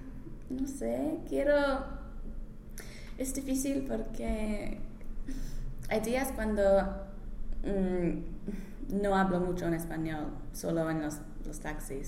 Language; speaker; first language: Spanish; non-native, learner; English